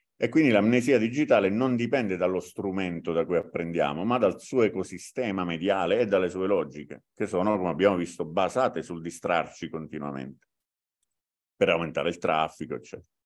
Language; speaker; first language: Italian; native; Italian